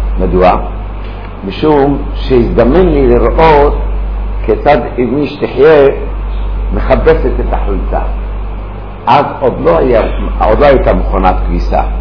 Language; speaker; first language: Hebrew; early bilingual, other home language; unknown